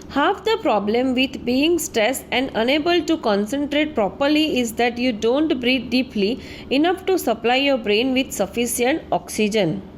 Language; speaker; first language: English; non-native, local second language; Gujarati